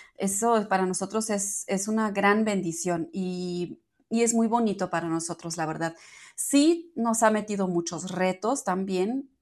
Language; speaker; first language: Spanish; non-native, fluent; German